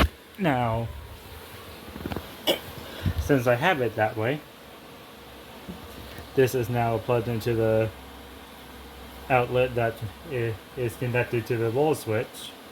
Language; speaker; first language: English; native; English